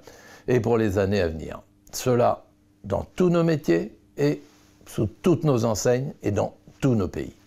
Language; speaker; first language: French; native; French